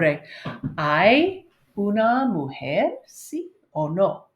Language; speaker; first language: Spanish; non-native, learner; English